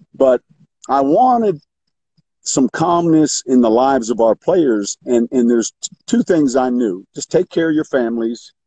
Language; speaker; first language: English; native; English